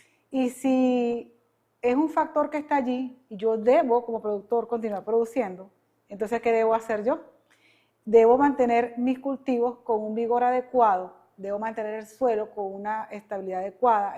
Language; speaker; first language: Spanish; native; Spanish